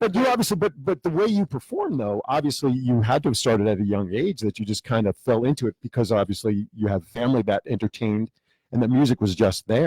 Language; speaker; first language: English; native; English